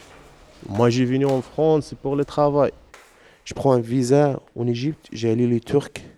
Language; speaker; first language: French; non-native, learner; Arabic